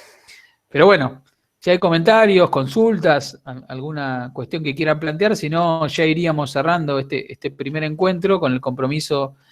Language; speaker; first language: Spanish; native; Spanish